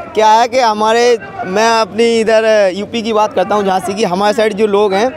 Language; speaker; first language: Hindi; native; Hindi